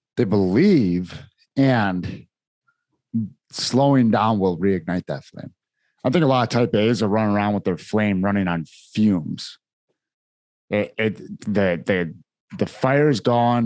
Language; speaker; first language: English; native; English